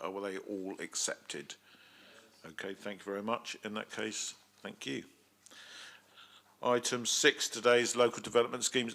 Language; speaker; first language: English; native; English